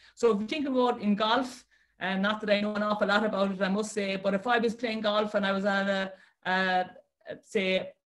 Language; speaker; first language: English; native; English